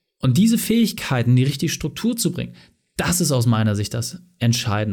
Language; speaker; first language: German; native; German